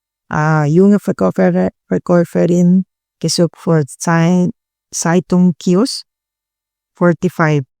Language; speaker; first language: German; non-native, learner; Filipino